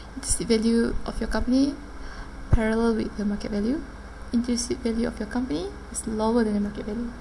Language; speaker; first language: English; non-native, local second language; Malay